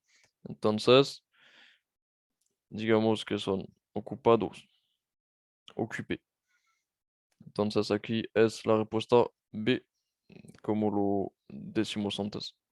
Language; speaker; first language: Spanish; non-native, fluent; French